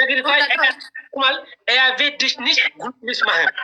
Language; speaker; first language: German; non-native, learner; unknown